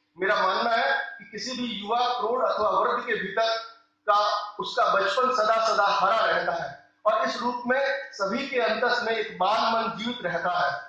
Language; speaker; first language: Hindi; non-native, local second language; Rajasthani